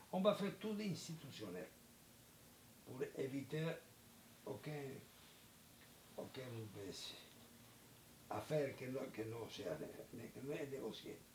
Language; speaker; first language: French; non-native, learner; Spanish